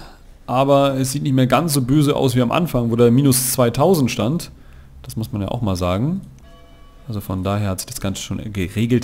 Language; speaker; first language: German; native; German